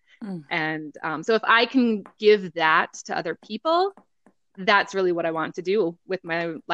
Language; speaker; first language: English; native; English